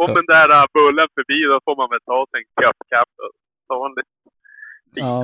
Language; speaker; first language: Swedish; native; Swedish